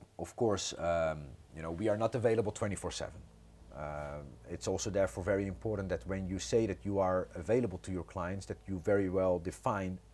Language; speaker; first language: English; non-native, fluent; Croatian